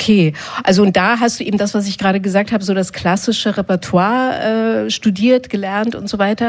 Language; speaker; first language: German; native; German